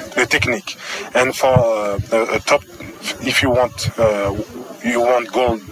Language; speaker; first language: English; non-native, learner; French